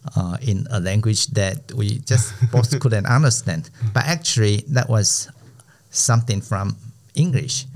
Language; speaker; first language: English; non-native, fluent; Chinese